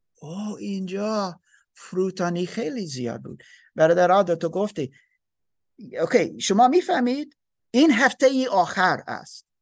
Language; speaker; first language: Persian; non-native, learner; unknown